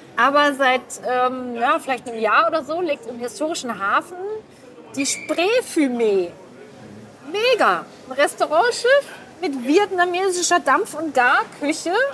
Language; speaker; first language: German; native; German